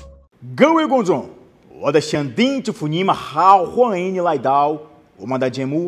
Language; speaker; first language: Chinese; non-native, learner; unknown